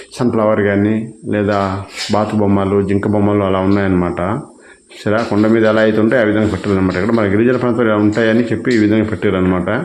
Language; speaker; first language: Telugu; non-native, local second language; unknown